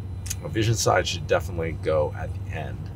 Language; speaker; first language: English; native; English